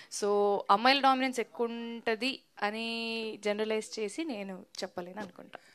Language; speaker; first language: Telugu; native; Telugu